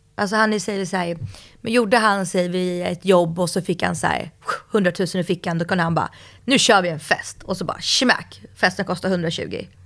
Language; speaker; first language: Swedish; early bilingual, other home language; Russian